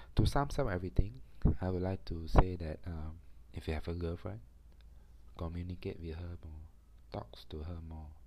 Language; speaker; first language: English; non-native, local second language; Chinese